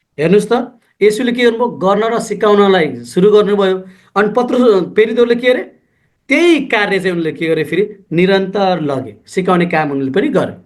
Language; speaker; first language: Nepali; native; Nepali